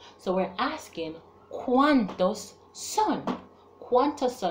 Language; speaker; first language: Spanish; non-native, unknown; English